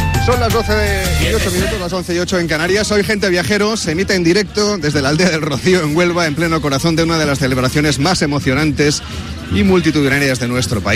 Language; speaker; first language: Spanish; native; Spanish